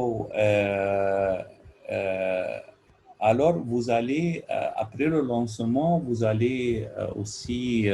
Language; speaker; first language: French; non-native, learner; Arabic